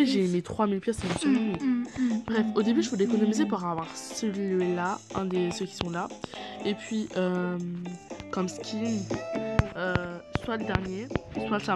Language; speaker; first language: French; native; French